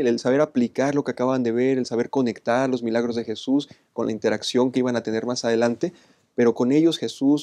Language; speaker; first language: Spanish; native; Spanish